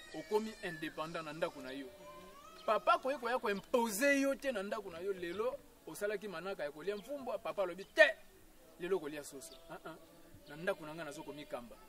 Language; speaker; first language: Lingala; non-native, local second language; Kongo